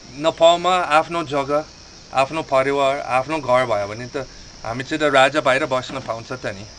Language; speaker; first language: Nepali; non-native, fluent; English